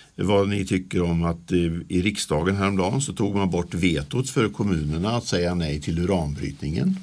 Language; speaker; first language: Swedish; native; Swedish